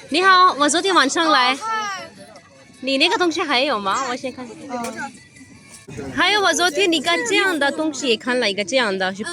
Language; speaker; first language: Chinese; non-native, fluent; Urdu